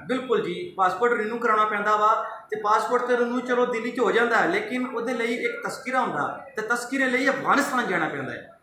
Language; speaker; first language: Punjabi; early bilingual, other home language; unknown